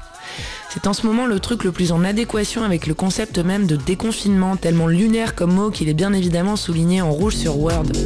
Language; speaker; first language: French; native; French